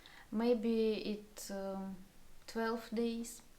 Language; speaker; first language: English; non-native, learner; Russian